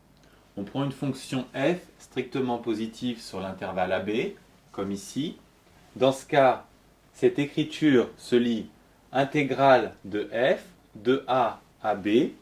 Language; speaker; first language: French; native; French